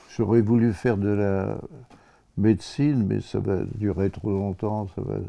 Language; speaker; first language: French; native; French